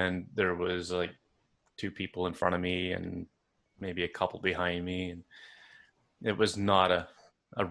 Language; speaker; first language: English; native; English